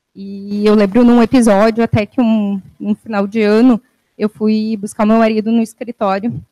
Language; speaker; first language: Portuguese; native; Portuguese